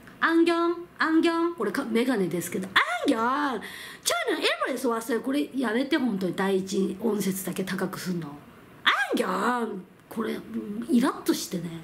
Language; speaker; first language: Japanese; non-native, fluent; Korean